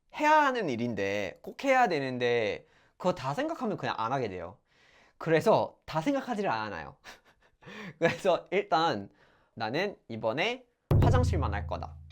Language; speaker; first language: Korean; non-native, fluent; English